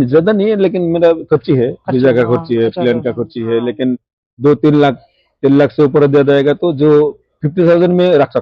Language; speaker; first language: Hindi; non-native, local second language; Bangla